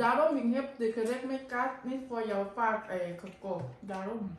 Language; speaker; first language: Dutch; non-native, learner; Thai